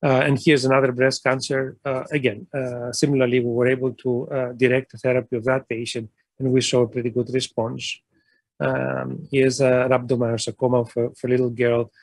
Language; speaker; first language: English; non-native, fluent; Greek